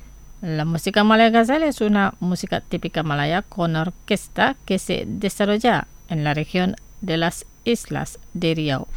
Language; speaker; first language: Spanish; non-native, fluent; Indonesian